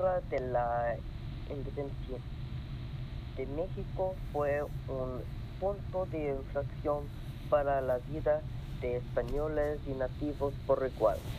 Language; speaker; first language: Spanish; non-native, learner; English